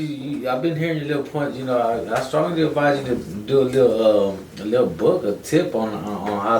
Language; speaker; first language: English; native; English